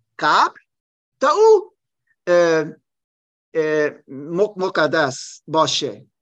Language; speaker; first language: Persian; non-native, learner; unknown